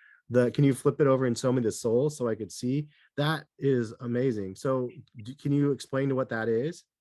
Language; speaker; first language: English; native; English